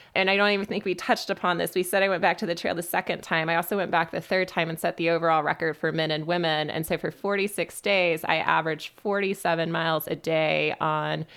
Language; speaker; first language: English; native; English